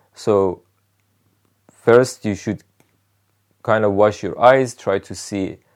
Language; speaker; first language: English; non-native, fluent; Persian